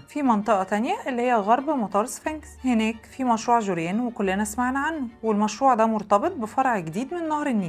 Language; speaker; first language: Arabic; native; Arabic